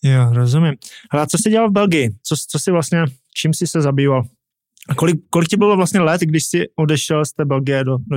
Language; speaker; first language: Czech; native; Czech